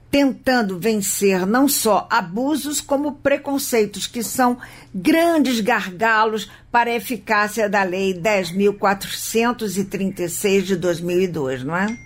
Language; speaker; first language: Portuguese; native; Portuguese